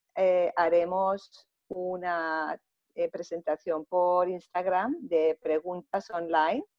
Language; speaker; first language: Spanish; non-native, fluent; Greek